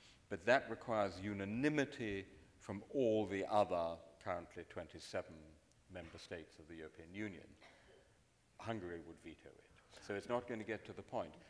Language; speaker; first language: English; native; English